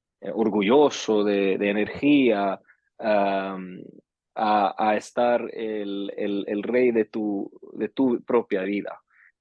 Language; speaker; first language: Spanish; early bilingual, heritage; Swedish